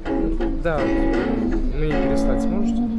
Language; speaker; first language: Russian; native; Russian